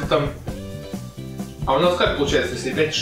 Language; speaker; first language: Russian; native; Russian